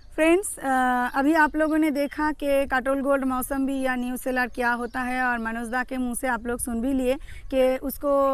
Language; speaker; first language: Hindi; non-native, local second language; Bangla